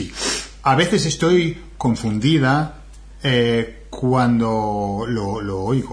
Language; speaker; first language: Spanish; non-native, fluent; English